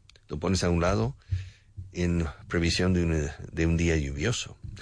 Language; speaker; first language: Spanish; non-native, fluent; English